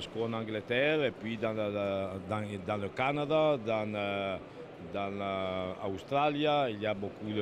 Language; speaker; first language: French; non-native, fluent; Italian